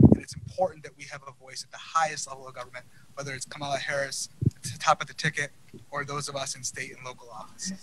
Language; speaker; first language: English; native; English